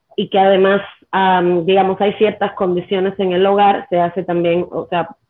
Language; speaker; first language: Spanish; native; Spanish